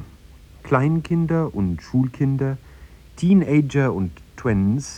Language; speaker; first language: German; native; German